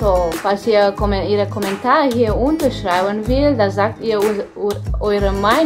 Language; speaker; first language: German; non-native, fluent; Romanian